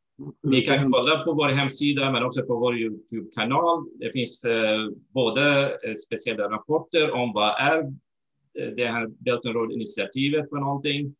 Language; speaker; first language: Swedish; non-native, fluent; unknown